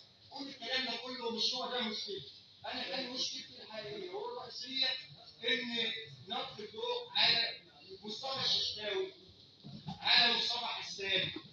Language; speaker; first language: Arabic; native; Arabic